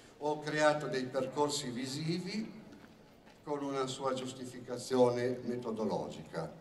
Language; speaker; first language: Italian; native; Italian